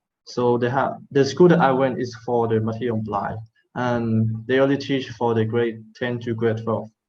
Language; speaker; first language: English; non-native, fluent; Thai